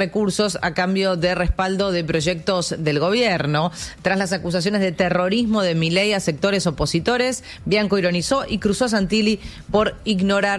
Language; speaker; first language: Spanish; native; Spanish